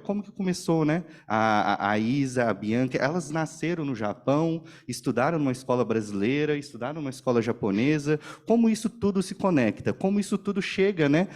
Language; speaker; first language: Portuguese; native; Portuguese